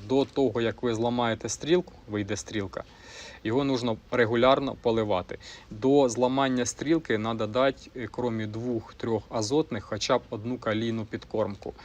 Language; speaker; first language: Ukrainian; non-native, local second language; Russian